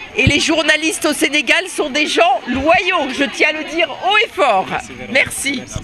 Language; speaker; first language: French; native; French